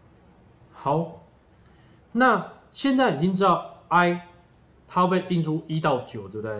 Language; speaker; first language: Chinese; native; Chinese